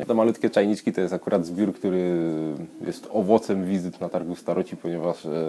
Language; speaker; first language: Polish; native; Polish